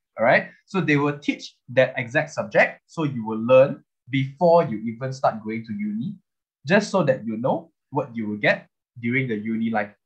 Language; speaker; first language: English; non-native, local second language; Chinese